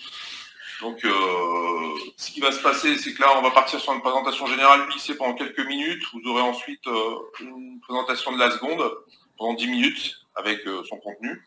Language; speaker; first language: French; native; French